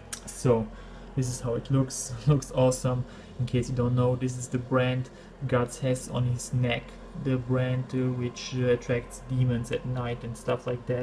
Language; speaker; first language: English; non-native, fluent; German